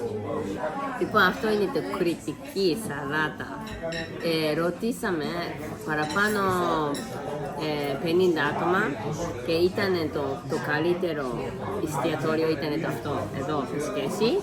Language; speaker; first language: Greek; non-native, learner; Japanese